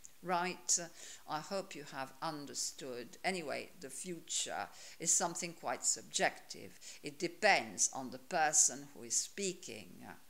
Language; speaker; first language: English; non-native, fluent; Italian